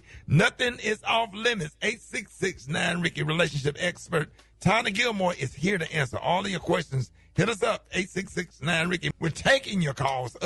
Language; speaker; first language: English; native; English